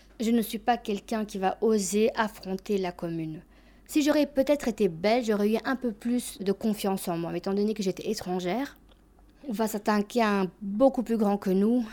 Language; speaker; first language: French; early bilingual, other home language; Albanian